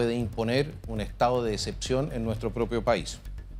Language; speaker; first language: Spanish; native; Spanish